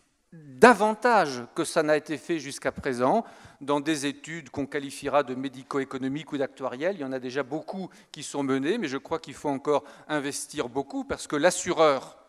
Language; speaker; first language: French; native; French